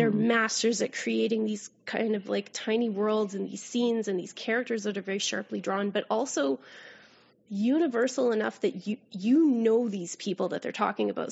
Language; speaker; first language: English; native; English